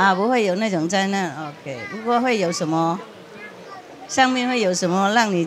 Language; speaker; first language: Chinese; non-native, fluent; Vietnamese